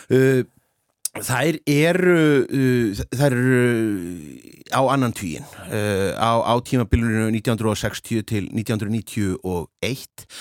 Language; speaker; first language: Icelandic; native; Icelandic